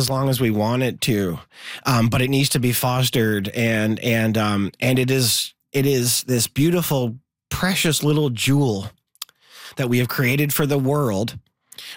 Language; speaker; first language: English; native; English